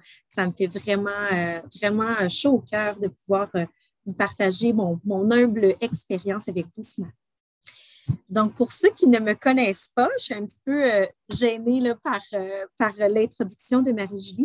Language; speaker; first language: French; native; French